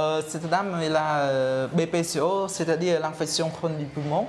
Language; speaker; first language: French; non-native, learner; Khmer